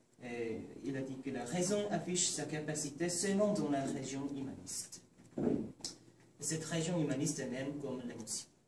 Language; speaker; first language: French; non-native, learner; Korean